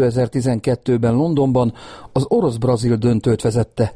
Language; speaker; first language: Hungarian; native; Hungarian